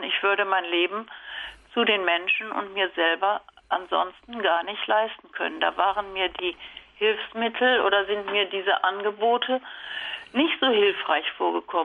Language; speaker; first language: German; native; German